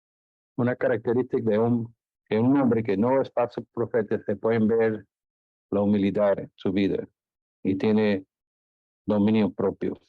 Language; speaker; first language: Spanish; non-native, fluent; English